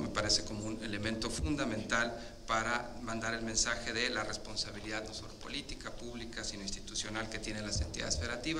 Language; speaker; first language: Spanish; native; Spanish